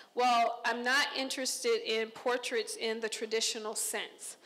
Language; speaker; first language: English; native; English